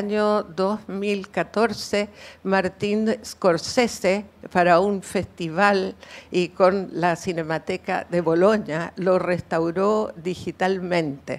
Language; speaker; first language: Spanish; native; Spanish